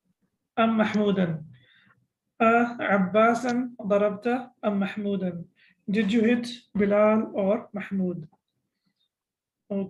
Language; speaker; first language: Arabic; non-native, fluent; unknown